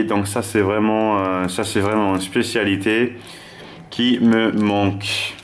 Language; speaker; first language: French; non-native, fluent; German